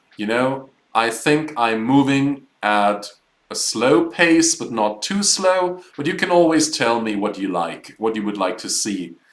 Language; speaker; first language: English; non-native, fluent; German